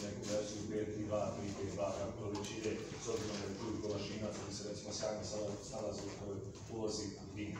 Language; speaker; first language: Serbian; native; Serbian